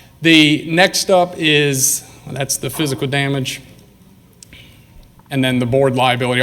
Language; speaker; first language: English; native; English